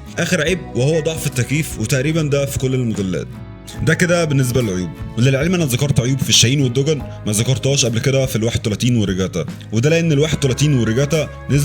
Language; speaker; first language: Arabic; native; Arabic